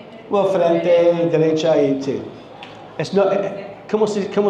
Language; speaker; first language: Spanish; non-native, learner; English